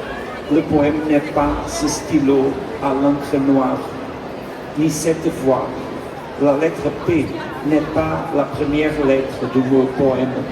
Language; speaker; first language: French; non-native, fluent; Portuguese